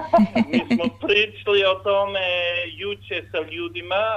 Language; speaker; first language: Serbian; non-native, learner; English